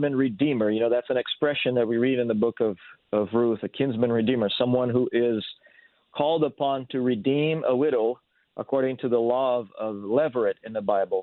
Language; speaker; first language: English; non-native, fluent; Portuguese